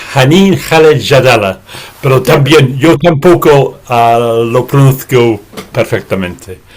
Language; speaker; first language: Spanish; non-native, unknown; English